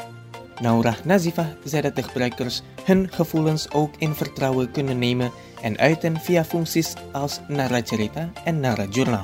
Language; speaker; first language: Dutch; non-native, fluent; Indonesian